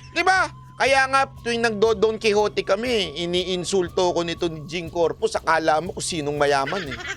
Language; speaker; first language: Filipino; native; Filipino